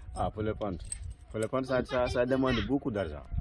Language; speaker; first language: French; non-native, local second language; Wolof